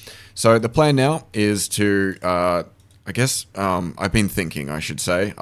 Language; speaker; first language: English; native; English